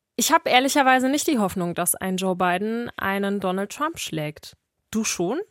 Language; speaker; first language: German; native; German